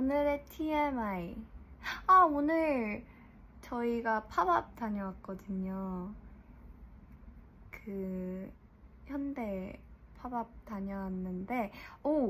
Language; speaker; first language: Korean; early bilingual, heritage; English